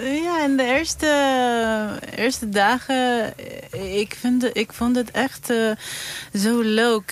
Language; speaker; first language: Dutch; non-native, learner; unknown